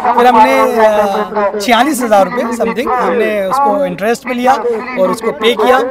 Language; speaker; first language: Hindi; native; Hindi